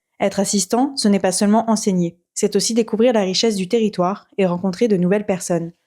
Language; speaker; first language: French; native; French